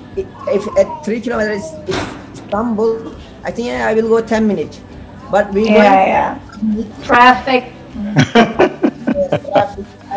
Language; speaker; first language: English; non-native, learner; Turkish